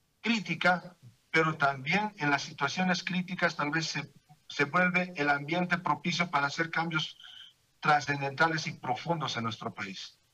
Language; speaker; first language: Spanish; native; Spanish